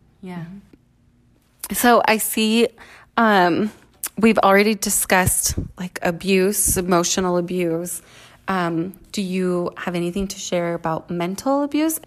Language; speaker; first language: English; early bilingual, other home language; Spanish